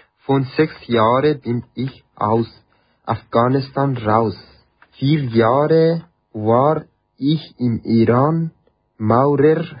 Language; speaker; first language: German; non-native, learner; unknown